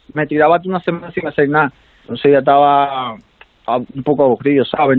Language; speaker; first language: Spanish; native; Spanish